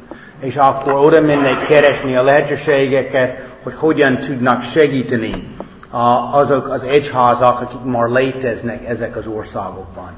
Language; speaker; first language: Hungarian; non-native, fluent; English